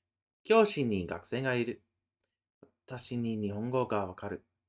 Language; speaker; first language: Japanese; non-native, fluent; English